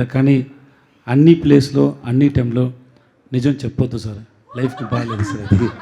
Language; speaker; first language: Telugu; non-native, learner; Tamil